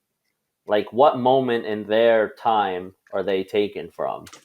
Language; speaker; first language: English; native; English